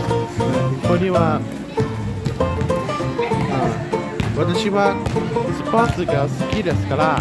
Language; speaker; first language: Japanese; non-native, learner; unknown